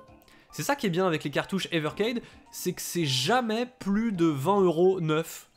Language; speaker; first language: French; native; French